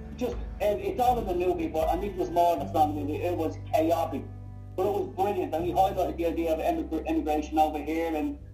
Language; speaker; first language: English; native; English